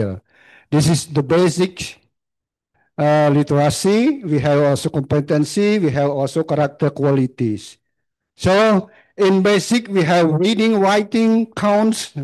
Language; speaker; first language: English; non-native, learner; Khmer